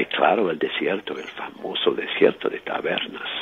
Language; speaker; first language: Spanish; non-native, fluent; English